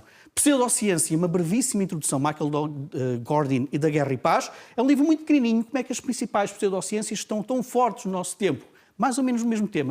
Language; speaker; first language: Portuguese; native; Portuguese